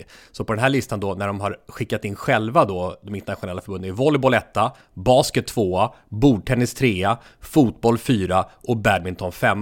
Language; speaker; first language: Swedish; native; Swedish